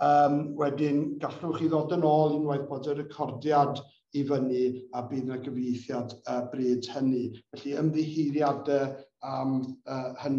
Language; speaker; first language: Welsh; native; Welsh